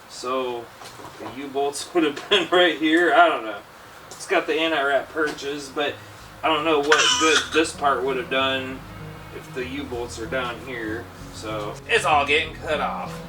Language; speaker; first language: English; native; English